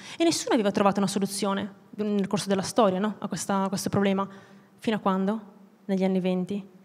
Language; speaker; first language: Italian; native; Italian